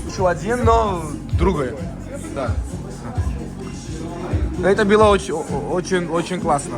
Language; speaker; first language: Russian; non-native, fluent; Georgian